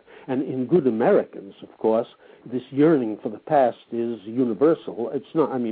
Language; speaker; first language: English; native; English